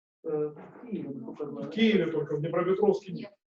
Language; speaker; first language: Russian; native; Russian